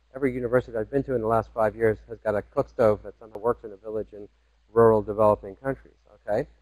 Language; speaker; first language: English; native; English